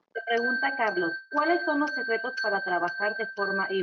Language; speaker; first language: Spanish; native; Spanish